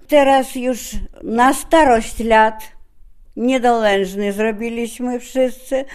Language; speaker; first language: Polish; early bilingual, heritage; Polish